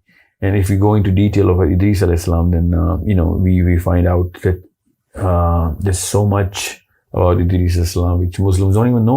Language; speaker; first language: English; non-native, local second language; Urdu